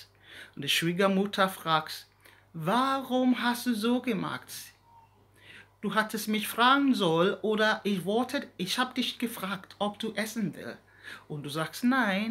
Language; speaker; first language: German; non-native, learner; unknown